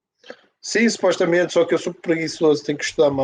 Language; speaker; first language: Portuguese; native; Portuguese